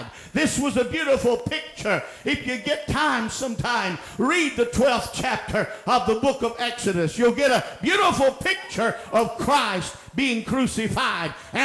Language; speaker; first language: English; native; English